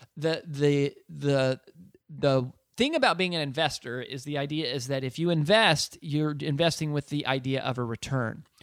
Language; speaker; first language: English; native; English